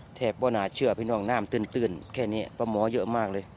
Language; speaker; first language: Thai; native; Thai